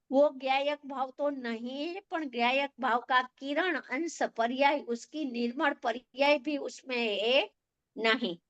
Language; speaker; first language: Hindi; non-native, local second language; Gujarati